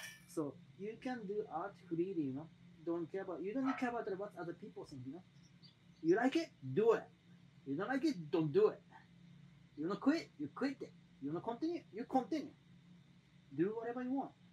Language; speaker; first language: English; non-native, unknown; Japanese